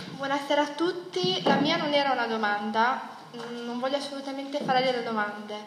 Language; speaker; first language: Italian; early bilingual, other home language; Arabic